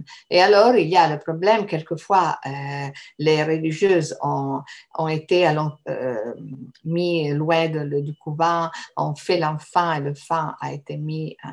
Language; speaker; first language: French; non-native, fluent; Italian